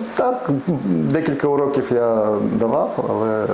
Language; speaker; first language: Ukrainian; non-native, local second language; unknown